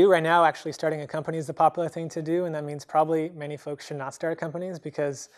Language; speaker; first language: English; native; English